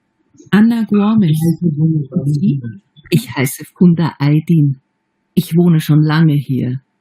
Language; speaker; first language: German; non-native, learner; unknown